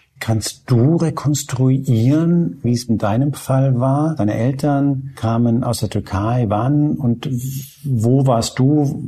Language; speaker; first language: German; early bilingual, other home language; Spanish